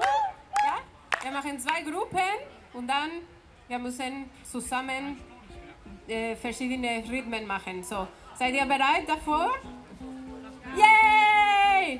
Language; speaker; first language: German; non-native, fluent; Spanish